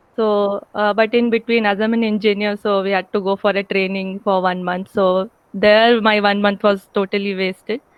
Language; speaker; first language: English; non-native, local second language; Hindi